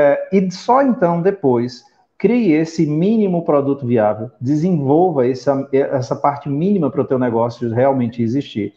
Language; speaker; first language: Portuguese; native; Portuguese